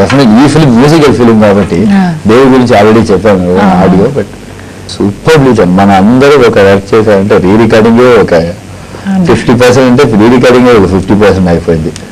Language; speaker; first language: Telugu; non-native, learner; Tamil